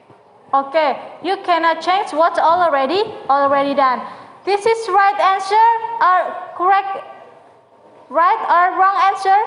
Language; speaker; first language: English; non-native, learner; Indonesian